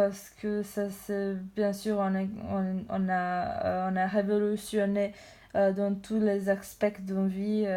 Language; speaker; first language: French; non-native, learner; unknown